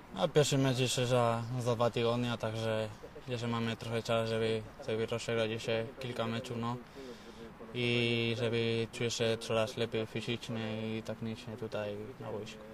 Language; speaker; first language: Polish; non-native, learner; Spanish